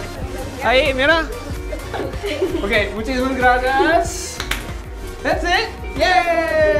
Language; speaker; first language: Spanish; non-native, learner; English